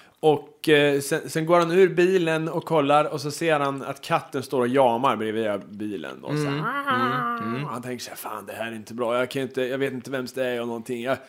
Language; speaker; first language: Swedish; native; Swedish